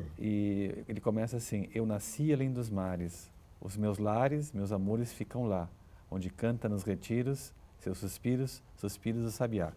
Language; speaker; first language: Portuguese; native; Portuguese